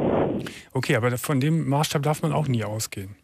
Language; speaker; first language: German; native; German